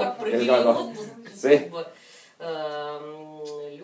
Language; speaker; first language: Russian; native; Russian